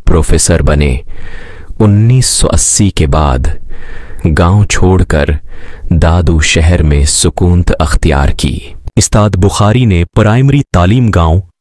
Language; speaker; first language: Urdu; non-native, local second language; Sindhi